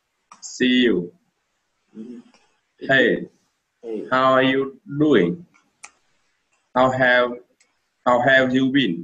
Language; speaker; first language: English; non-native, learner; Vietnamese